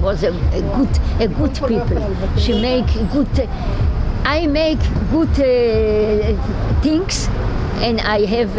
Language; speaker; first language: English; non-native, learner; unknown